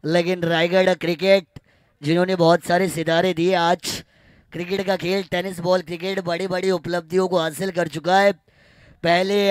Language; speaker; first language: Hindi; non-native, local second language; Marathi